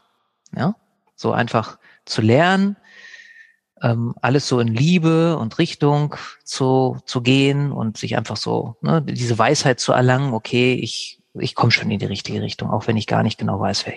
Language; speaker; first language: German; native; German